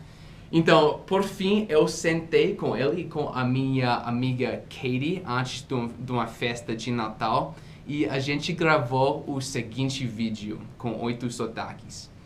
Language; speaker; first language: Portuguese; non-native, fluent; English